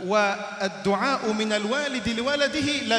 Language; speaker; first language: Arabic; native; Arabic